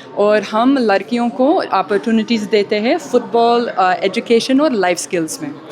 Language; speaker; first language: Hindi; early bilingual, heritage; English